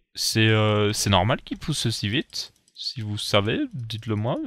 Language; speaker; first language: French; native; French